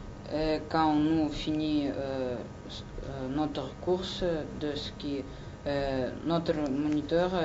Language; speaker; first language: French; non-native, learner; Russian